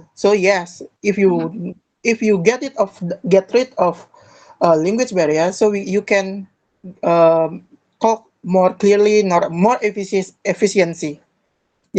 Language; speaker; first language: English; non-native, learner; Indonesian